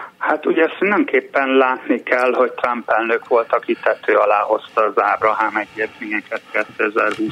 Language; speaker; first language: Hungarian; native; Hungarian